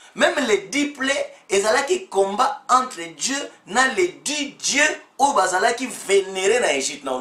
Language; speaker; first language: French; non-native, local second language; Lingala